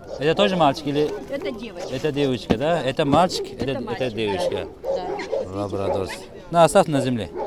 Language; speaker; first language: Russian; non-native, local second language; Uzbek